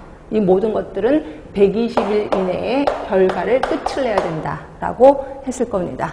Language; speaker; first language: Korean; native; Korean